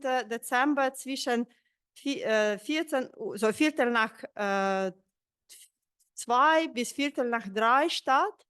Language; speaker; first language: German; non-native, fluent; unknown